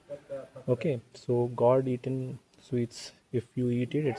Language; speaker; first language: English; early bilingual, heritage; Bangla